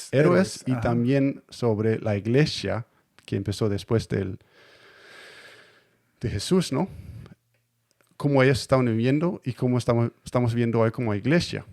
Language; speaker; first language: Spanish; non-native, learner; Danish